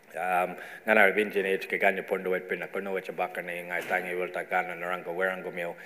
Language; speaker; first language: English; native; English